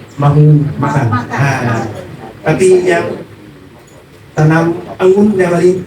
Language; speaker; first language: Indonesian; non-native, learner; Thai